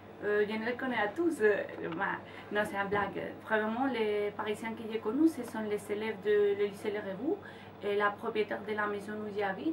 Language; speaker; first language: French; non-native, fluent; Spanish